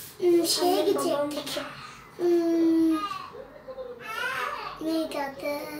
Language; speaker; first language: Turkish; early bilingual, heritage; Turkish